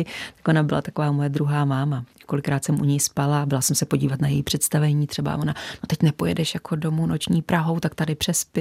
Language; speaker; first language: Czech; native; Czech